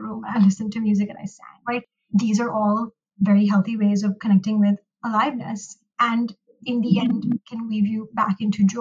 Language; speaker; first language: English; non-native, local second language; Urdu